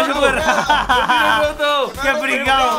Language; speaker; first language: Spanish; native; Spanish